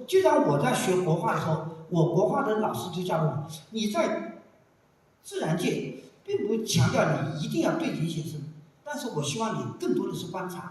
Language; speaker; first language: Chinese; native; Chinese